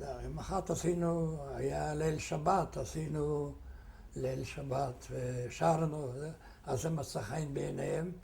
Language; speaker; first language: Hebrew; non-native, fluent; Yiddish